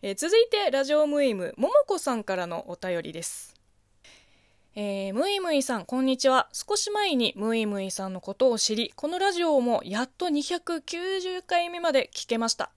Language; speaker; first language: Japanese; non-native, fluent; Chinese